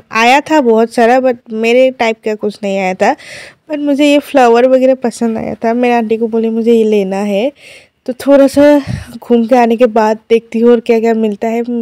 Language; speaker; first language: Hindi; non-native, local second language; Assamese